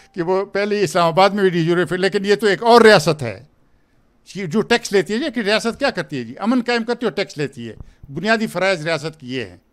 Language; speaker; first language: Urdu; non-native, local second language; Pashto